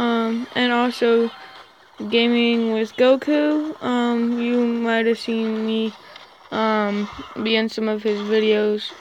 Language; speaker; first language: English; native; English